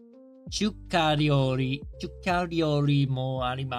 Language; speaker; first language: Japanese; non-native, learner; English